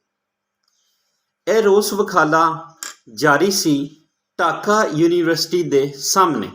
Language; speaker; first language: Punjabi; native; Punjabi